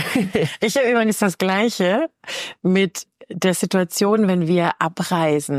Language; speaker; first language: German; native; German